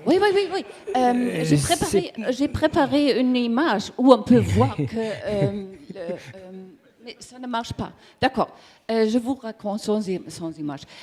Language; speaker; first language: French; non-native, learner; German